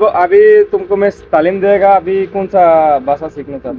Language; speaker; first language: Hindi; non-native, learner; Bangla